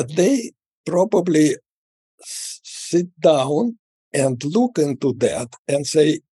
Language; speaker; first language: English; non-native, fluent; Russian